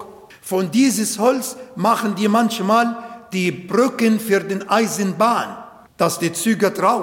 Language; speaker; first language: German; non-native, fluent; Arabic